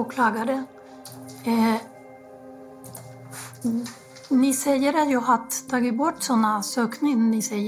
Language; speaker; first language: Swedish; non-native, fluent; Spanish